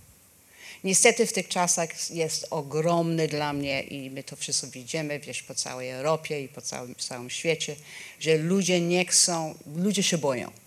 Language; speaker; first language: Polish; non-native, fluent; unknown